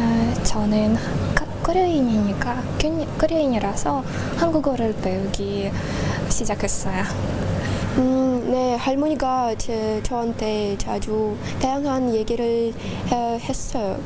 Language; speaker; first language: Korean; non-native, learner; Russian